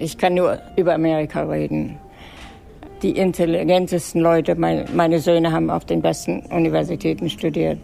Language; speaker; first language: German; native; German